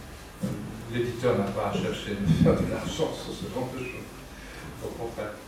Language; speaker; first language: French; native; French